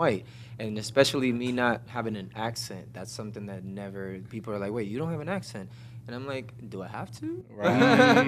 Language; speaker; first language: English; non-native, fluent; Spanish